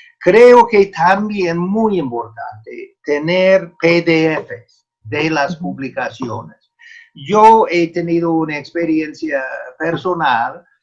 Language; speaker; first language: Spanish; non-native, fluent; English